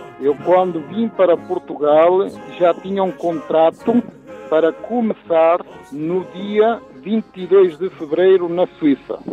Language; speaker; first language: Portuguese; native; Portuguese